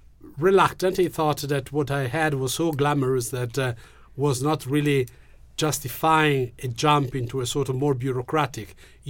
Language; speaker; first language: English; non-native, fluent; Italian